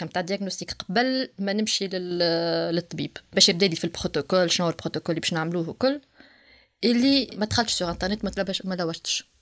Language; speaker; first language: French; non-native, local second language; Arabic